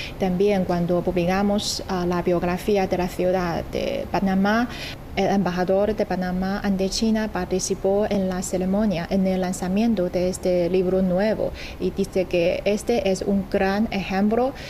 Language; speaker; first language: Spanish; non-native, fluent; Chinese